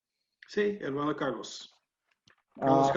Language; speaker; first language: Spanish; non-native, learner; English